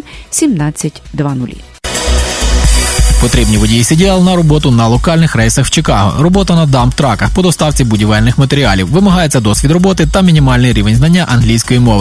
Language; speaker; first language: Ukrainian; native; Ukrainian